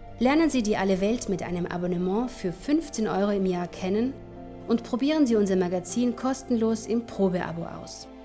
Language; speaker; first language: German; native; German